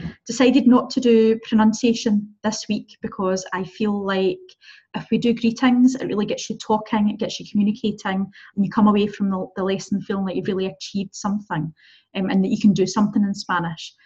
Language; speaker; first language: English; native; English